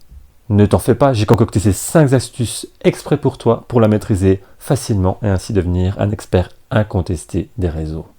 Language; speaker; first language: French; native; French